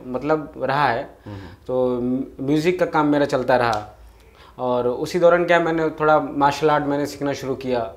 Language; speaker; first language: Hindi; native; Hindi